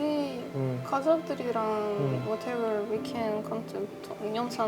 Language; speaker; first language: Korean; non-native, learner; Russian